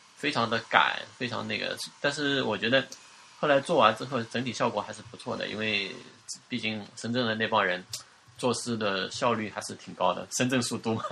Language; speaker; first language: Chinese; native; Chinese